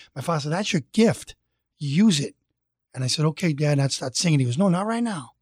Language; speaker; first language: English; native; English